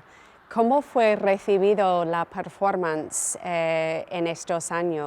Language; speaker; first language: Spanish; non-native, fluent; English